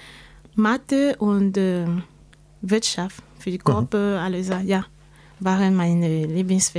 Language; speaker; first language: German; non-native, learner; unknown